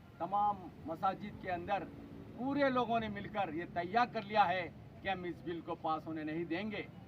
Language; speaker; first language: Hindi; non-native, local second language; Urdu